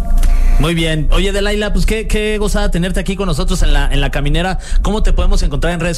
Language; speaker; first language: Spanish; native; Spanish